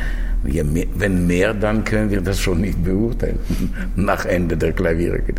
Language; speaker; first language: German; non-native, fluent; Russian